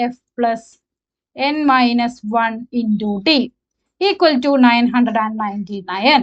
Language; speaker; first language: English; non-native, local second language; Malayalam